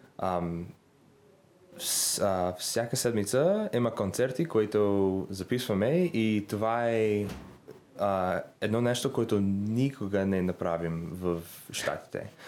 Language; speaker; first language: Bulgarian; non-native, learner; English